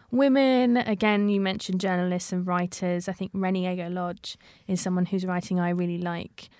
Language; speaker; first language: English; native; English